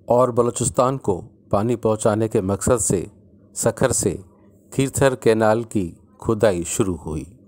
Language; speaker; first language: Urdu; non-native, local second language; Sindhi